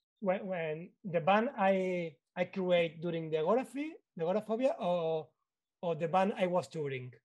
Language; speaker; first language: English; non-native, learner; Spanish